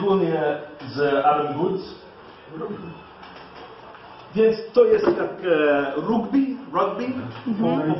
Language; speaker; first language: Polish; non-native, learner; English